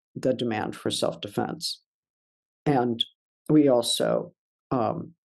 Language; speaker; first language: English; native; English